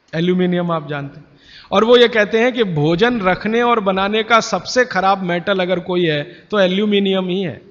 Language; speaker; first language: Hindi; native; Hindi